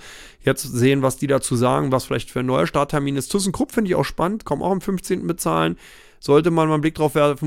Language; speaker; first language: German; native; German